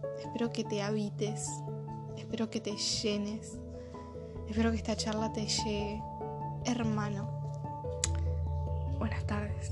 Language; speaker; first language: Spanish; native; Spanish